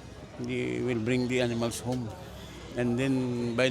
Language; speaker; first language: English; non-native, local second language; Hiligaynon